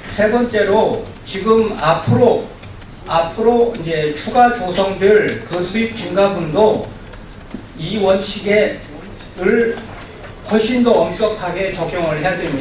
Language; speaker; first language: Korean; native; Korean